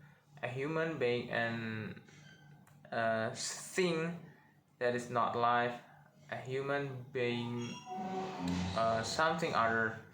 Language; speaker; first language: English; non-native, learner; Indonesian